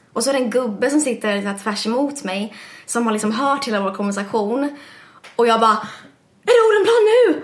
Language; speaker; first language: Swedish; early bilingual, other home language; English